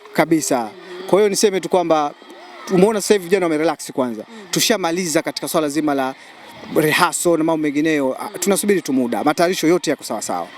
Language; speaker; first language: Swahili; native; Swahili